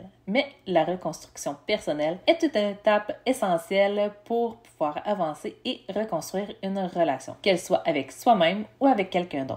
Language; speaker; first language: French; native; French